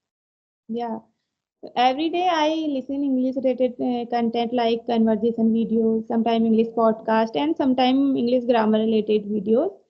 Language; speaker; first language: English; non-native, learner; Hindi